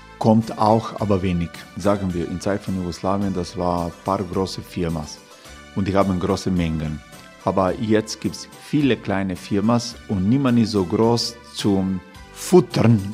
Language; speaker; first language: German; non-native, learner; Croatian